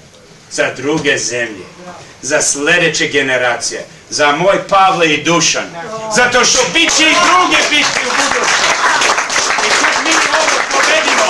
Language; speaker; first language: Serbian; early bilingual, heritage; Serbian